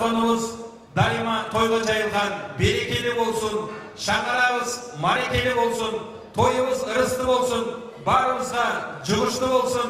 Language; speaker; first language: Kyrgyz; native; Kyrgyz